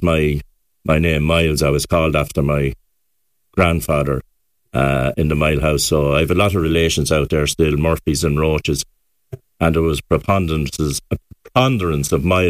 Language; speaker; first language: English; native; English